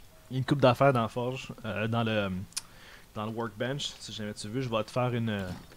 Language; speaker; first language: French; early bilingual, heritage; French